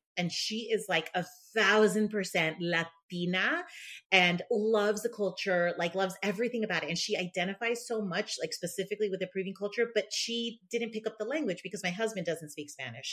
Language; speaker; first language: English; early bilingual, other home language; Spanish